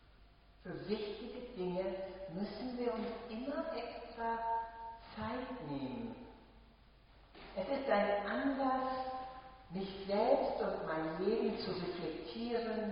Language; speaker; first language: German; native; German